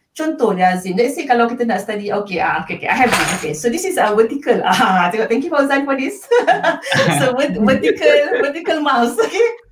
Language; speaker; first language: English; non-native, local second language; Malay